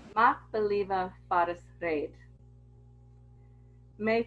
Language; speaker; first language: English; native; English